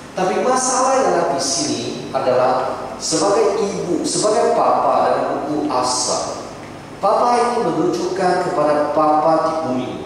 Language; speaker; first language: Malay; non-native, local second language; Chinese